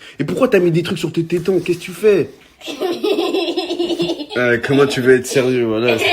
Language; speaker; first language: French; native; French